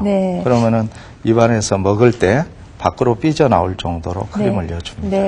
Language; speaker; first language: Korean; native; Korean